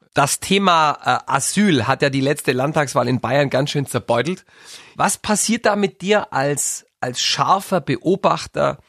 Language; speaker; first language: German; native; German